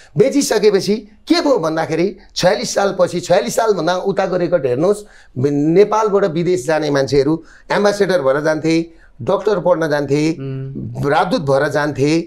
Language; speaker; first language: Nepali; native; Nepali